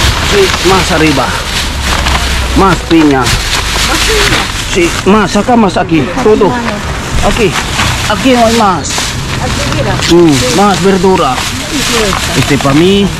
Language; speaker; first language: Spanish; non-native, learner; Filipino